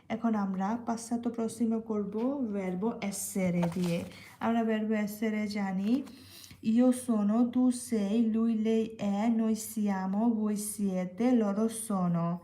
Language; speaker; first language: Bangla; native; Bangla